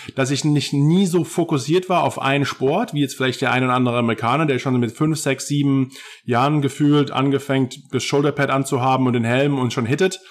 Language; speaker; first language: German; native; German